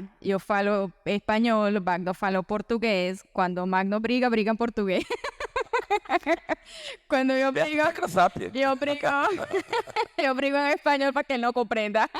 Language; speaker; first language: Portuguese; non-native, learner; Spanish